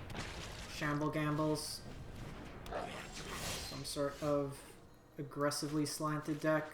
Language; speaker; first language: English; native; English